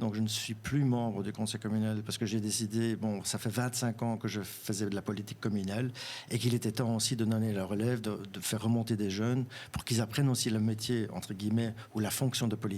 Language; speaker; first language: French; non-native, local second language; German